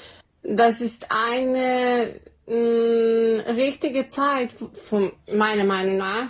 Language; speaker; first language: German; non-native, fluent; Serbian